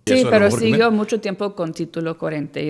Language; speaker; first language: Spanish; non-native, fluent; English